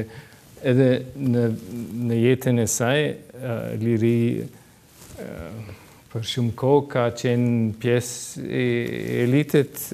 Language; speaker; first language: Albanian; non-native, learner; German